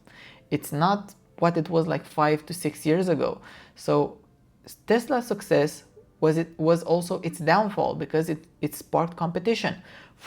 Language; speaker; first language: English; non-native, fluent; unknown